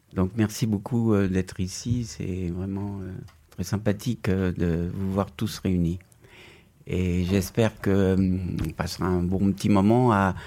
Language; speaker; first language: French; non-native, fluent; Spanish